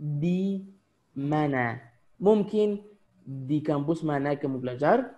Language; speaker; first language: Indonesian; non-native, fluent; Arabic